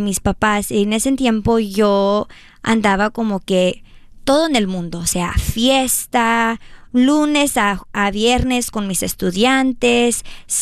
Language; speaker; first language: Spanish; early bilingual, heritage; Spanish